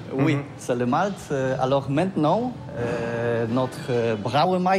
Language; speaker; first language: French; non-native, learner; Polish